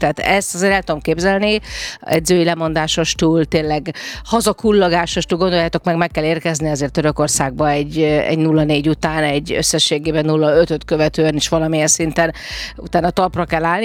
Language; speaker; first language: Hungarian; native; Hungarian